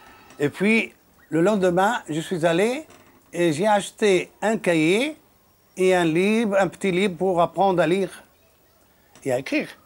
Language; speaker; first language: French; non-native, local second language; Arabic